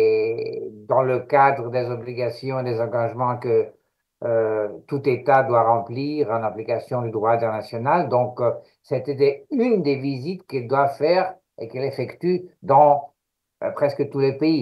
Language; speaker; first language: French; non-native, fluent; Greek